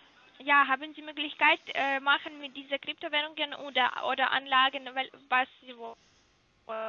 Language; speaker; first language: German; non-native, learner; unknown